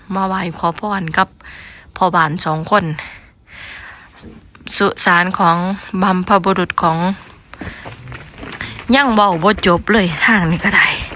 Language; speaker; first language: Thai; native; Thai